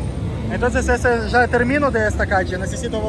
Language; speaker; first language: Spanish; non-native, learner; Russian